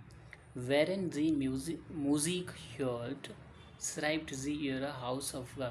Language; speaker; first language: German; non-native, learner; Hindi